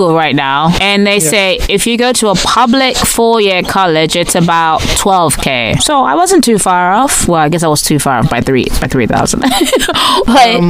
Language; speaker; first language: English; non-native, local second language; Yoruba